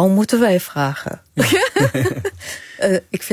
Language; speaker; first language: Dutch; non-native, fluent; Arabic